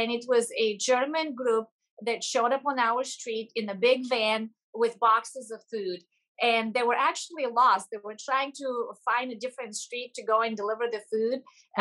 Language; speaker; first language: English; non-native, fluent; Bulgarian